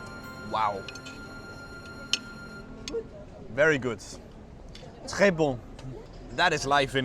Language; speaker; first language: English; non-native, fluent; Danish